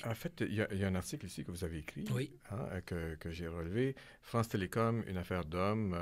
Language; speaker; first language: French; native; French